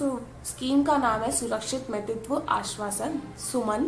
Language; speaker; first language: Hindi; native; Hindi